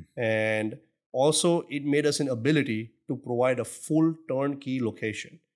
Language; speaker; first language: English; non-native, local second language; Gujarati